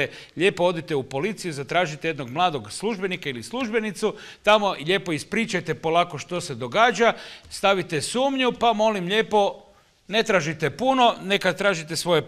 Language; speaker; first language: Serbian; native; Serbian